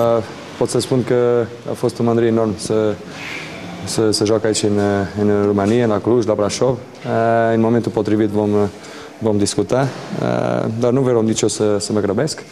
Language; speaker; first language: Romanian; non-native, fluent; Portuguese